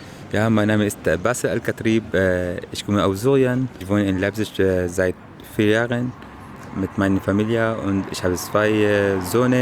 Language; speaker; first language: German; non-native, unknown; Arabic